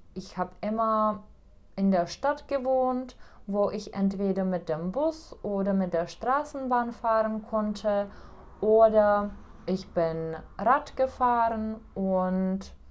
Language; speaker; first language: German; non-native, fluent; Czech